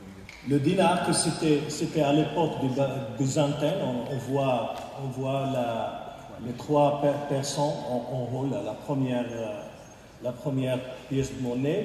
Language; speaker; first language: French; non-native, local second language; Arabic